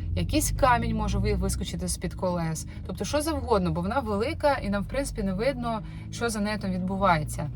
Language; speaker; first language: Ukrainian; non-native, local second language; Russian